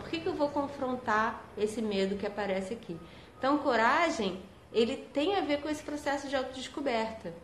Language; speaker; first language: Portuguese; native; Portuguese